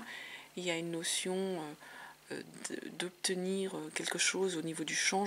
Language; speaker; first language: French; native; French